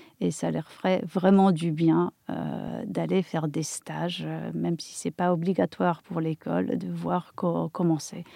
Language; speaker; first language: French; non-native, fluent; Polish